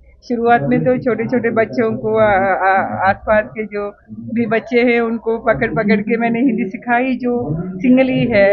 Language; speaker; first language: Hindi; non-native, fluent; Sinhala